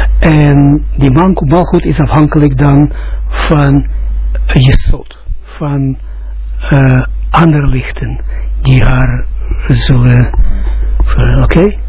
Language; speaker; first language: Dutch; non-native, fluent; Russian